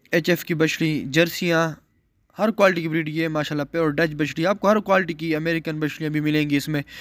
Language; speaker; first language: Urdu; non-native, local second language; Punjabi